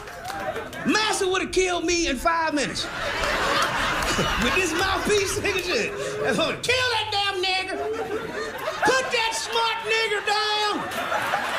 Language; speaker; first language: English; native; English